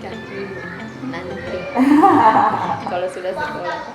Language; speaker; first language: Indonesian; native; Indonesian